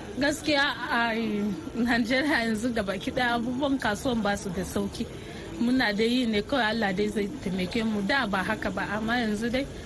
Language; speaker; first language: Hausa; non-native, local second language; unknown